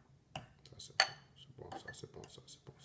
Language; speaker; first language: French; non-native, learner; English